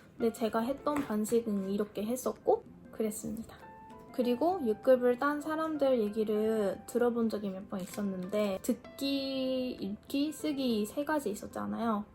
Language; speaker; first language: Korean; non-native, fluent; Japanese